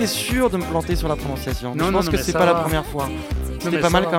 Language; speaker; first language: French; native; French